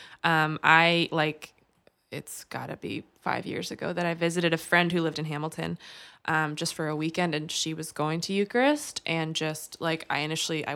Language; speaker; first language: English; native; English